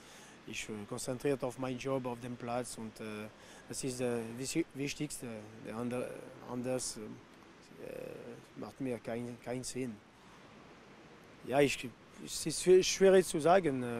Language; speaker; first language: German; non-native, local second language; French